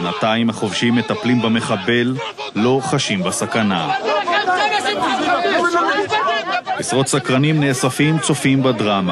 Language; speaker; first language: Hebrew; native; Hebrew